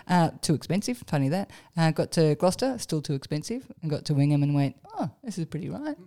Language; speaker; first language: English; native; English